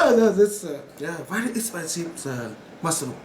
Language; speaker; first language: English; non-native, learner; Vietnamese